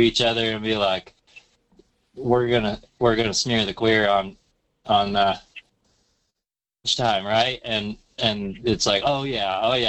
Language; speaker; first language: English; native; English